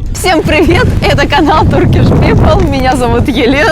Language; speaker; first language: Russian; native; Russian